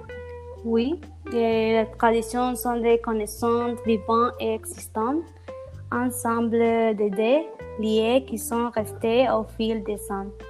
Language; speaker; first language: French; non-native, learner; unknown